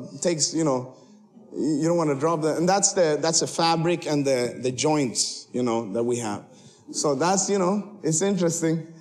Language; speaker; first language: English; early bilingual, heritage; Spanish